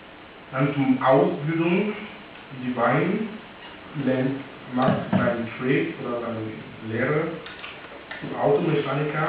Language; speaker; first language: German; non-native, fluent; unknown